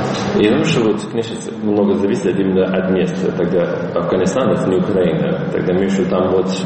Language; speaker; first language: Russian; non-native, fluent; English